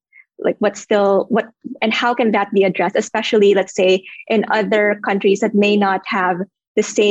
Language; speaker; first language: English; non-native, local second language; Filipino